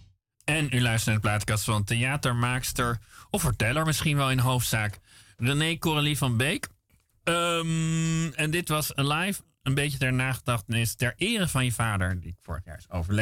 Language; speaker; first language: Dutch; native; Dutch